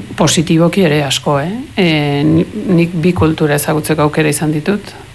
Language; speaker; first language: Basque; early bilingual, heritage; Basque